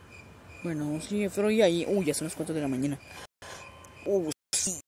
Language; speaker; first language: Spanish; native; Spanish